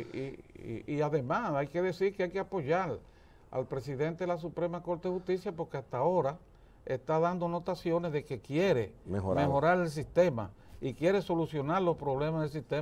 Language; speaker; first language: Spanish; native; Spanish